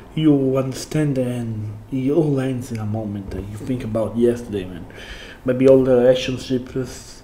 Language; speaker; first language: English; non-native, learner; Italian